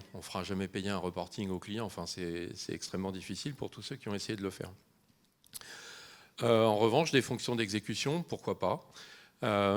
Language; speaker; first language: French; native; French